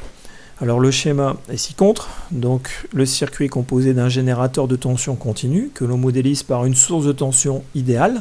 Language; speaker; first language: French; native; French